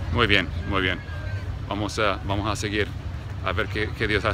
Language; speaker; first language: Spanish; non-native, fluent; English